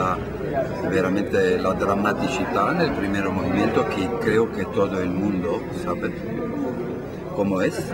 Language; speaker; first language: Spanish; non-native, fluent; Italian